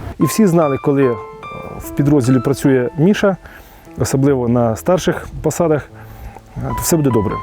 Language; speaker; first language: Ukrainian; native; Ukrainian